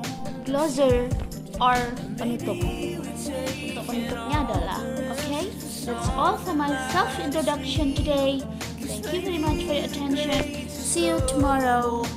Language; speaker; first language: English; non-native, fluent; Indonesian